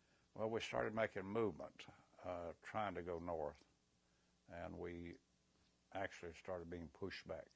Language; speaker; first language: English; native; English